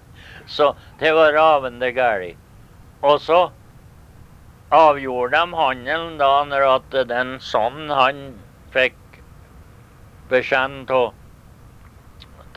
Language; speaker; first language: Norwegian; early bilingual, heritage; Norwegian